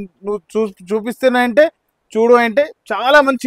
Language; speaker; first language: Telugu; non-native, local second language; Urdu